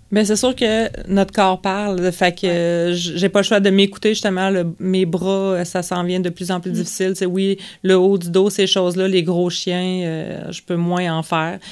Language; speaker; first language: French; native; French